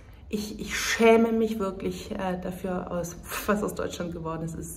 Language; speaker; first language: German; native; German